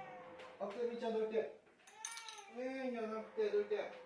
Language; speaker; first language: Japanese; native; Japanese